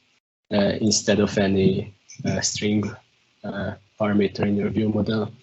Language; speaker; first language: English; non-native, fluent; Hungarian